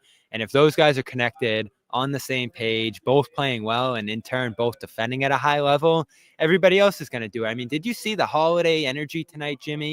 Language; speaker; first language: English; native; English